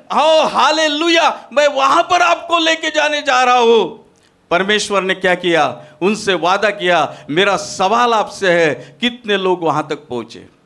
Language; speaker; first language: Hindi; non-native, local second language; Marathi